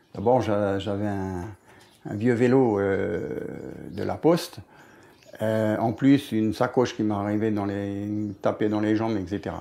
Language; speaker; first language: French; native; French